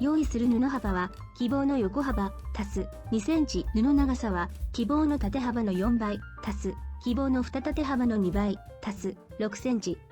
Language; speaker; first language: Japanese; native; Japanese